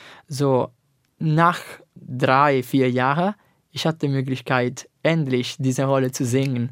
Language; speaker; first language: German; non-native, learner; Italian